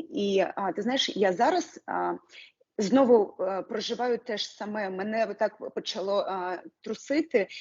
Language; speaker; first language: Ukrainian; non-native, local second language; Russian